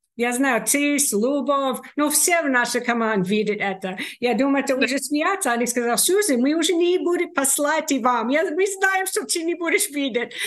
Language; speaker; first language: Russian; non-native, learner; English